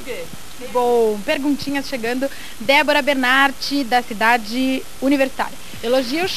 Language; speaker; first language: Portuguese; native; Portuguese